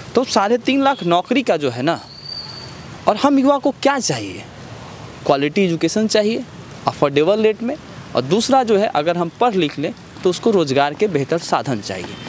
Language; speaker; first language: Hindi; native; Hindi